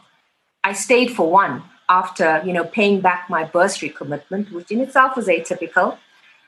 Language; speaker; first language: English; native; English